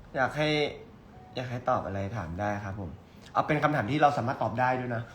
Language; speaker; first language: Thai; native; Thai